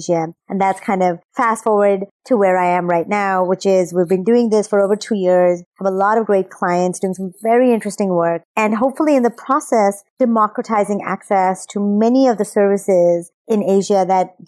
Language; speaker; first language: English; non-native, local second language; Urdu